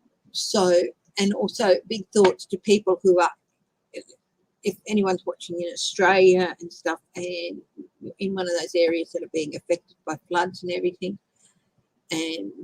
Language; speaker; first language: English; native; English